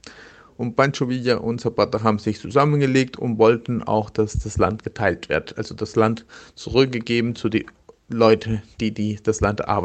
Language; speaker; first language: German; non-native, learner; Spanish